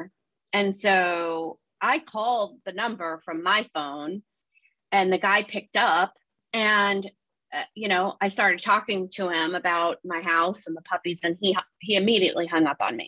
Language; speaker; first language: English; native; English